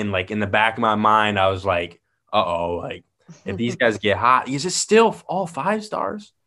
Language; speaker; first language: English; native; English